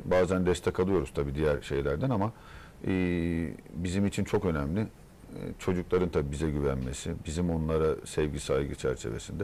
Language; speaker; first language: Turkish; native; Turkish